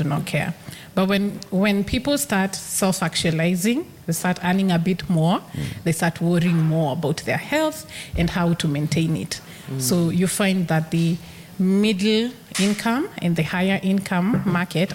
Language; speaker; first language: English; non-native, local second language; Kikuyu